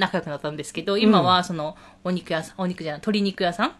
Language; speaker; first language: Japanese; native; Japanese